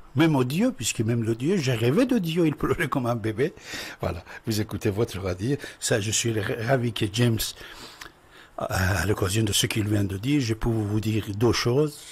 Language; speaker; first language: French; non-native, fluent; Persian